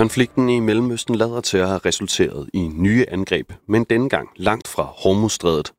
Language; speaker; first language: Danish; native; Danish